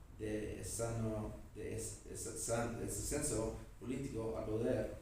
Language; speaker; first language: Spanish; non-native, learner; English